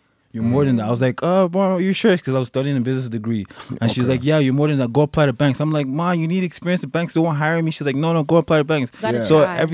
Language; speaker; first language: English; native; English